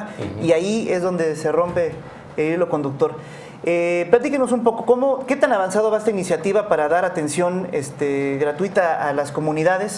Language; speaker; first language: Spanish; native; Spanish